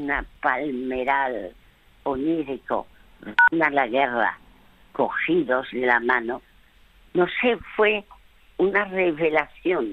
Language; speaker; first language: Spanish; early bilingual, other home language; French